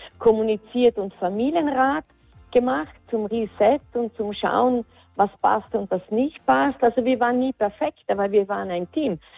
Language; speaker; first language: German; native; German